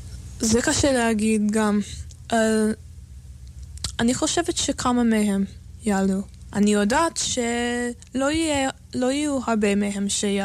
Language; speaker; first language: Hebrew; non-native, fluent; English